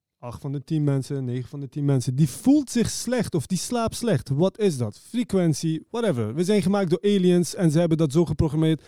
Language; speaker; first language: Dutch; early bilingual, other home language; Persian